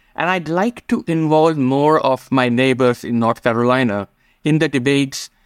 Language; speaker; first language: English; non-native, local second language; Gujarati